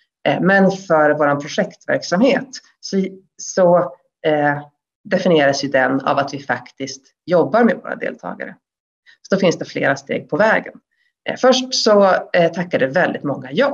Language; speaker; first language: Swedish; native; Swedish